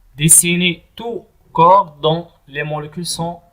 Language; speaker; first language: French; non-native, local second language; Arabic